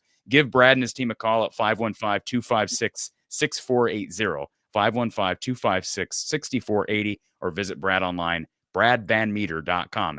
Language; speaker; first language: English; native; English